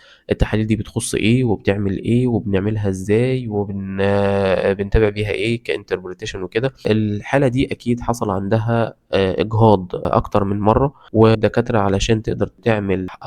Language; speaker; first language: Arabic; native; Arabic